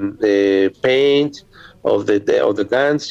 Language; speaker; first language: English; non-native, learner; Spanish